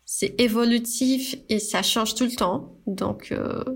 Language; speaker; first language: French; non-native, fluent; Portuguese